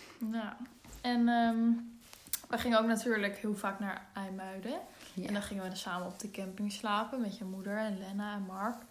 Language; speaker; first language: Dutch; native; Dutch